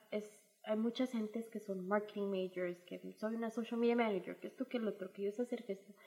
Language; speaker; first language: Spanish; early bilingual, heritage; Spanish